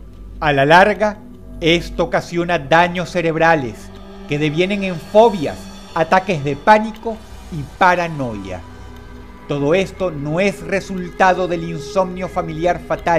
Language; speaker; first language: Spanish; native; Spanish